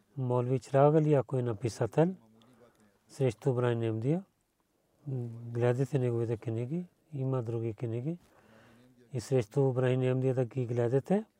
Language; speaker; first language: Bulgarian; non-native, learner; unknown